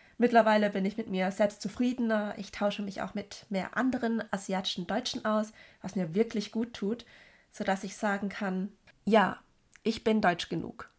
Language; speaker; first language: German; early bilingual, other home language; Cantonese